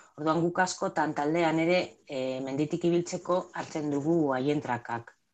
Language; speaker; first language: Basque; non-native, local second language; Spanish